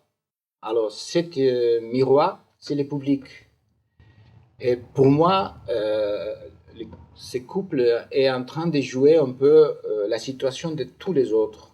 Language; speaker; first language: French; non-native, fluent; Spanish